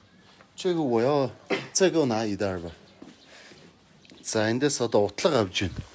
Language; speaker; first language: Chinese; non-native, fluent; Mongolian